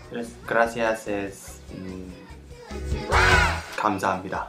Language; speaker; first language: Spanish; non-native, learner; Korean